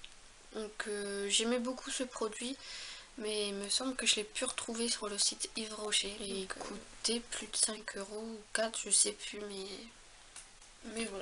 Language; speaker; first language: French; native; French